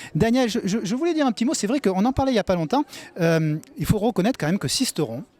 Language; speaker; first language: French; native; French